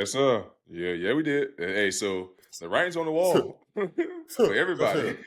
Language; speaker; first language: English; native; English